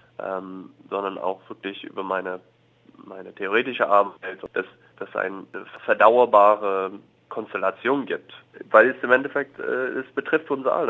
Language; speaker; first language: German; non-native, fluent; English